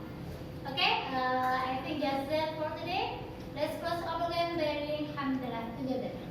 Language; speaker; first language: English; non-native, learner; Indonesian